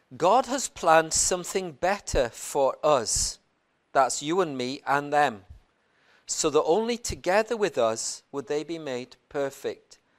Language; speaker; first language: English; native; English